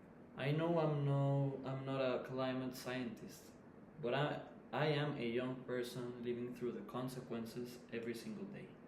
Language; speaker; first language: English; non-native, fluent; Spanish